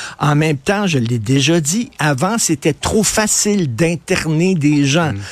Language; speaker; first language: French; native; French